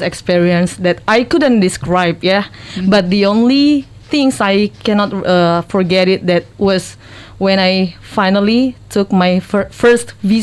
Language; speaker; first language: English; non-native, learner; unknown